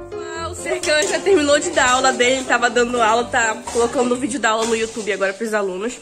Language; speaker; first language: Portuguese; native; Portuguese